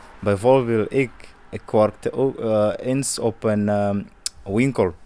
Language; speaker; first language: Dutch; non-native, learner; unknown